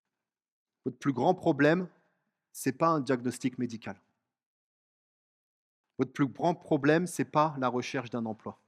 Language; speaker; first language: French; native; French